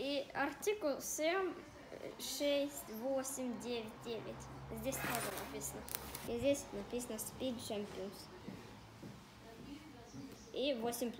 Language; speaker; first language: Russian; early bilingual, heritage; Russian